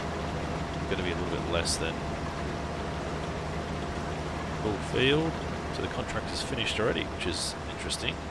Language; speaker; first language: English; native; English